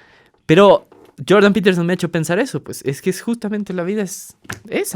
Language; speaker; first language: Spanish; native; Spanish